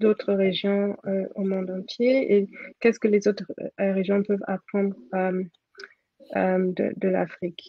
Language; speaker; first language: French; non-native, fluent; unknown